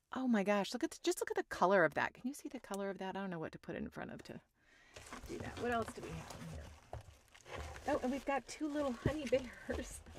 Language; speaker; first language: English; native; English